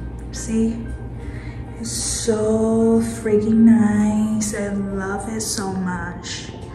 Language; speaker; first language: English; non-native, fluent; Thai